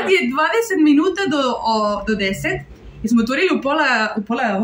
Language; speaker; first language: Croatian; non-native, learner; Spanish